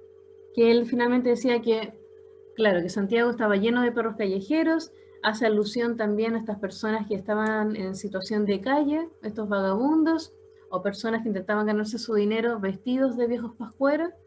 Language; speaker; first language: Spanish; native; Spanish